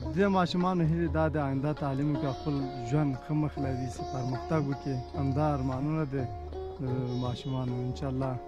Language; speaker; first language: Pashto; non-native, local second language; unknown